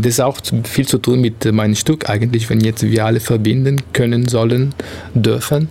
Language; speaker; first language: German; non-native, fluent; Italian